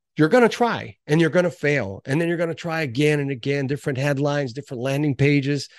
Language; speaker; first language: English; early bilingual, other home language; Portuguese